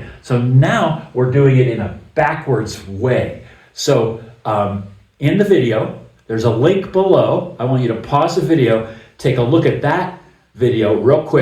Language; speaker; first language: English; native; English